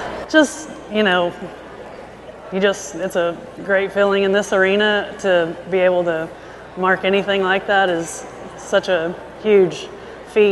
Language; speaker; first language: English; native; English